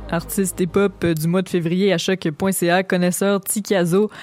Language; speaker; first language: French; native; French